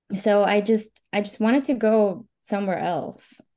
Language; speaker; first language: English; early bilingual, other home language; Spanish